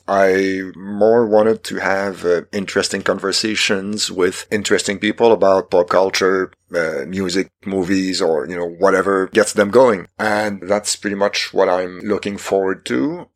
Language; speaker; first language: English; non-native, fluent; French